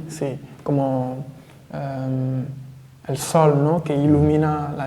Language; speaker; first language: Catalan; non-native, fluent; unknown